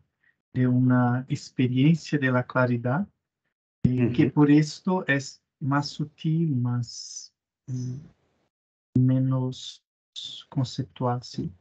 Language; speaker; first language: Spanish; non-native, fluent; Portuguese